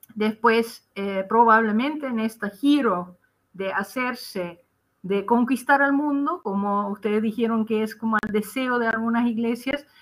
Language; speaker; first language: Spanish; non-native, fluent; Dutch